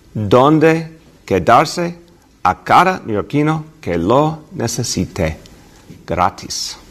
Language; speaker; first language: Spanish; non-native, learner; English